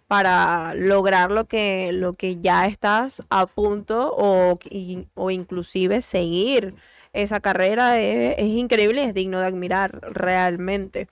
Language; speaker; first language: Spanish; native; Spanish